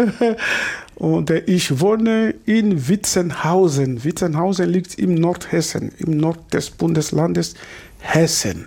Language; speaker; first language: German; non-native, fluent; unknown